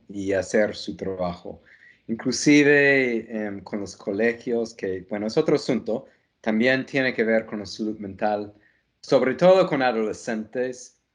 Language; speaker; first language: Spanish; non-native, fluent; English